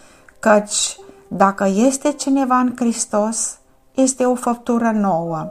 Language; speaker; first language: Romanian; native; Romanian